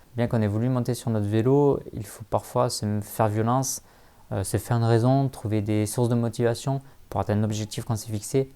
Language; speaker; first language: French; native; French